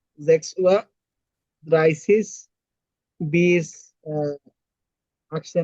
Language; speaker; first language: German; non-native, learner; Bangla